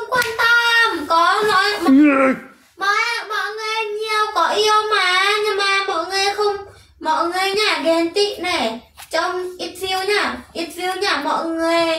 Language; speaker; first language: Vietnamese; non-native, learner; Javanese